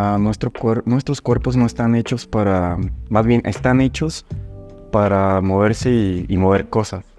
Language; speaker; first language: Spanish; non-native, fluent; Bulgarian